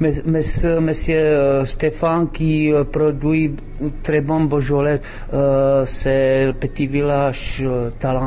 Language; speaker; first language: French; non-native, learner; Czech